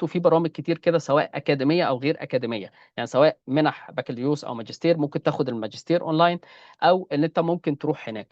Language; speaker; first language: Arabic; native; Arabic